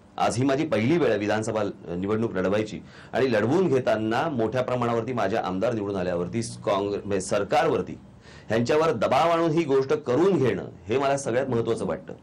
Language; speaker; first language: Marathi; native; Marathi